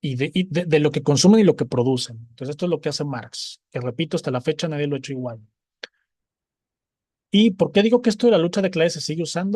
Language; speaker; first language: Spanish; native; Spanish